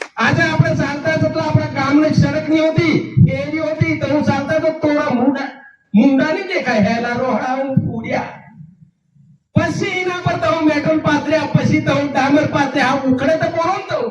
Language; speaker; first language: Gujarati; non-native, local second language; Rathawi